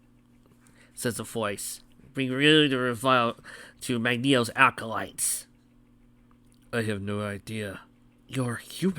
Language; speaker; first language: English; native; English